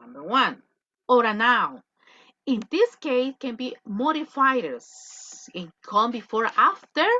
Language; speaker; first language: English; non-native, fluent; Spanish